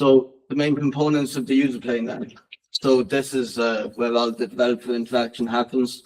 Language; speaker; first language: English; native; English